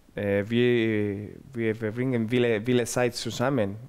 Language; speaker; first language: German; non-native, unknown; Spanish